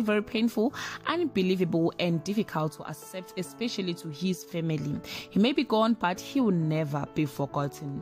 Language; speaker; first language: English; non-native, local second language; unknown